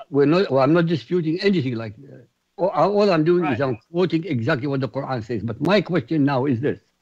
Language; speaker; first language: English; non-native, fluent; Arabic